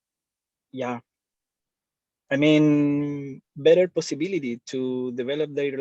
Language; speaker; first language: English; non-native, learner; Spanish